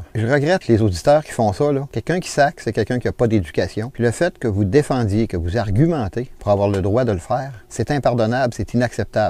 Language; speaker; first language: French; native; French